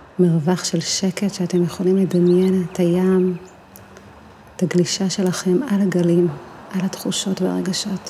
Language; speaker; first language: Hebrew; native; Hebrew